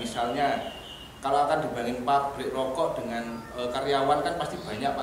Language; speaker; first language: Indonesian; native; Indonesian